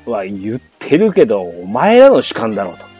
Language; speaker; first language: Japanese; native; Japanese